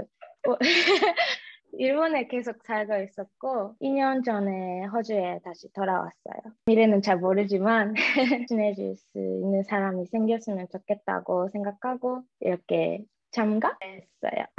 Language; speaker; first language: Korean; early bilingual, heritage; Japanese